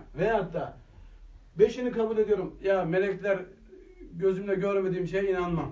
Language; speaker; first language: Turkish; native; Turkish